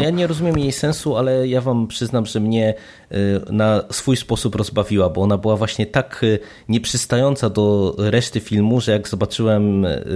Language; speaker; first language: Polish; native; Polish